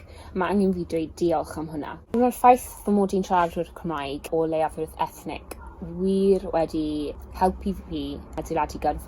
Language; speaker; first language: Welsh; non-native, local second language; English